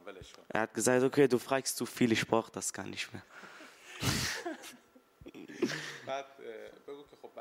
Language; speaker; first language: German; early bilingual, other home language; Persian